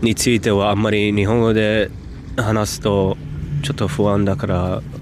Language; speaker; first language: Japanese; non-native, fluent; English